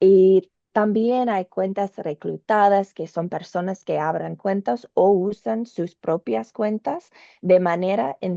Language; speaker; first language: Spanish; non-native, learner; English